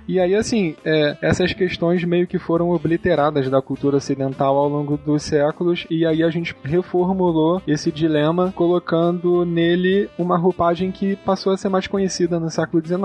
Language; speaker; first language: Portuguese; native; Portuguese